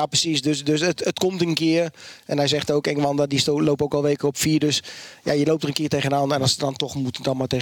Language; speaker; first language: Dutch; native; Dutch